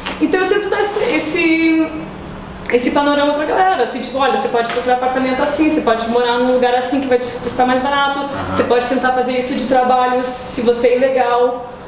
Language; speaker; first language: Portuguese; early bilingual, other home language; English